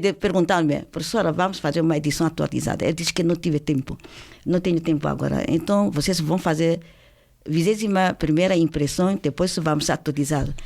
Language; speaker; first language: Portuguese; non-native, fluent; Chinese